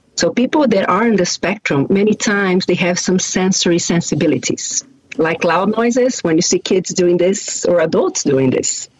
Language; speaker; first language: English; non-native, fluent; Portuguese